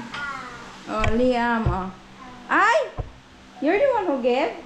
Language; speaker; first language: English; non-native, local second language; Cebuano